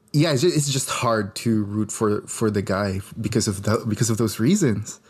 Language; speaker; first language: English; non-native, local second language; Filipino